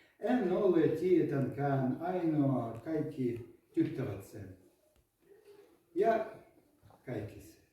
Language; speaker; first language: Finnish; non-native, learner; Ukrainian